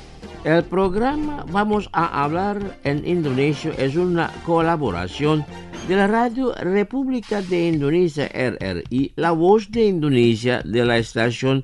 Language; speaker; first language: Spanish; non-native, fluent; Indonesian